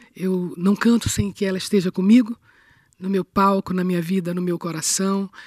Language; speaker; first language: Portuguese; native; Portuguese